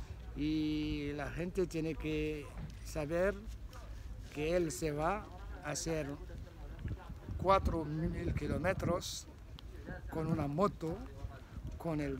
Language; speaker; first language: Spanish; non-native, learner; Arabic